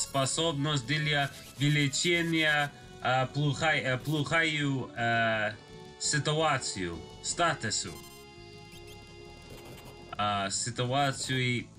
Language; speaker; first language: Russian; non-native, learner; English